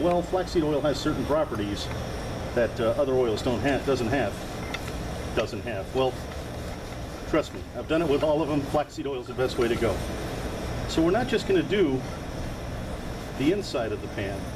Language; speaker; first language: English; native; English